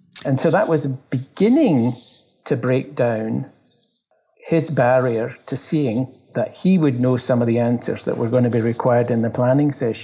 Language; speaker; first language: English; native; English